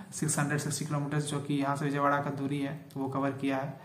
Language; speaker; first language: Hindi; native; Hindi